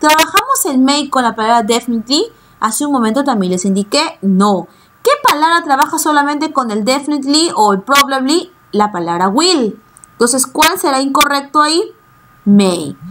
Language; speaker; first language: Spanish; native; Spanish